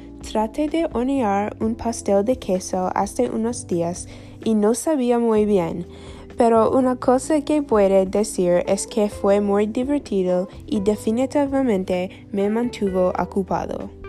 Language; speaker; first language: Spanish; non-native, learner; English